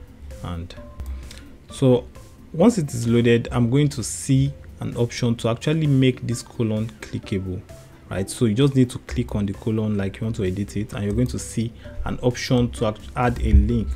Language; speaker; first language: English; native; English